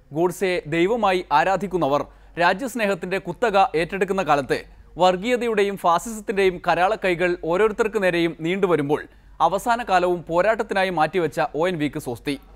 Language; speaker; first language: Malayalam; native; Malayalam